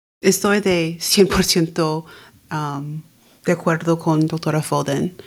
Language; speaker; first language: Spanish; non-native, fluent; English